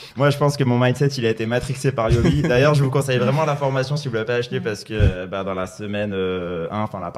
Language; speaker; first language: French; native; French